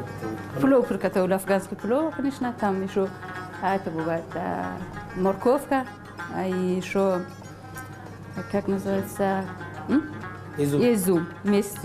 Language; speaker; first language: Russian; non-native, learner; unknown